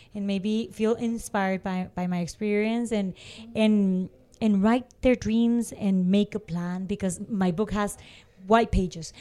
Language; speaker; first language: English; non-native, fluent; Spanish